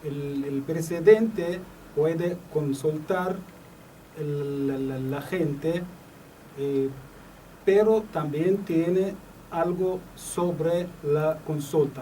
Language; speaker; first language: Spanish; non-native, learner; Arabic